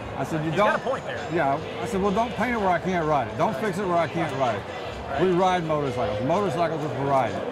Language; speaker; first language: English; native; English